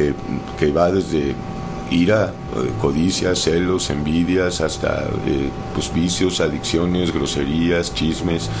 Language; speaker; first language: Spanish; native; Spanish